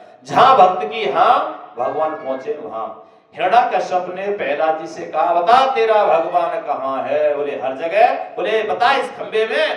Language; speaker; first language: Hindi; native; Hindi